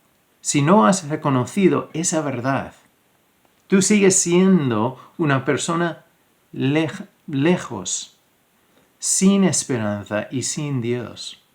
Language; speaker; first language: Spanish; non-native, fluent; English